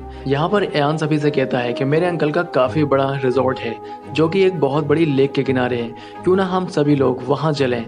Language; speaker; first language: Hindi; native; Hindi